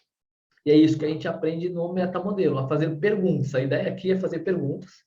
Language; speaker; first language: Portuguese; native; Portuguese